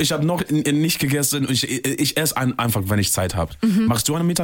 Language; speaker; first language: German; non-native, fluent; English